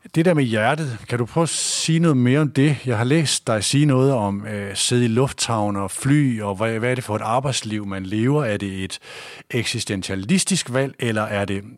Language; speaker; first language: Danish; native; Danish